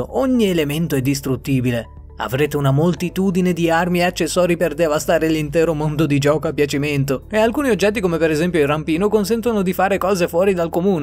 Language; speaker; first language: Italian; native; Italian